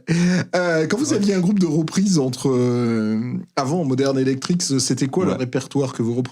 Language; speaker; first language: French; native; French